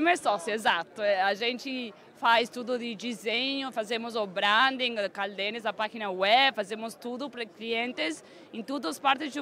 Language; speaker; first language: Portuguese; early bilingual, heritage; Spanish